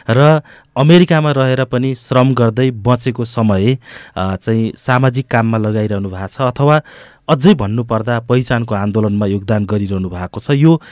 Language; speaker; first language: Nepali; native; Nepali